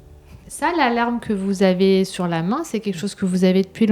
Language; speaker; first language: French; native; French